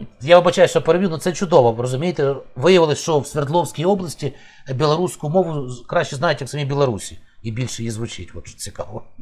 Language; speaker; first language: Ukrainian; native; Ukrainian